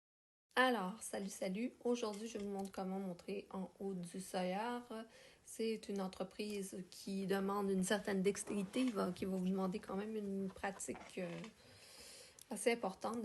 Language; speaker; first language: French; native; French